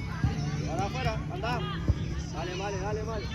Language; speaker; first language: Spanish; native; Spanish